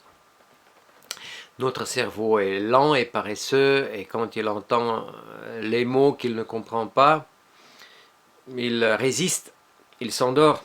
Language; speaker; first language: French; non-native, fluent; Russian